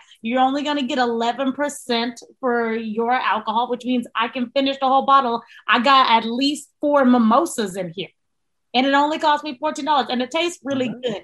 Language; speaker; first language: English; native; English